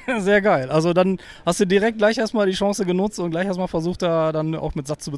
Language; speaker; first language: German; native; German